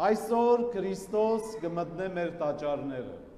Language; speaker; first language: Armenian; native; Armenian